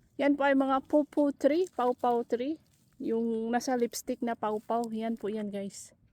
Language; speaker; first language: Filipino; non-native, local second language; Cebuano